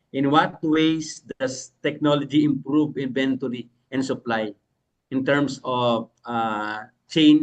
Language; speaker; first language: English; non-native, local second language; Filipino